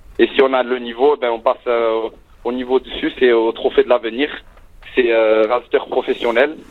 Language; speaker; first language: French; native; French